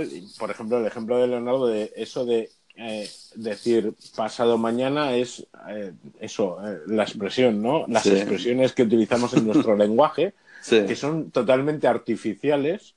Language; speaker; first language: Spanish; native; Spanish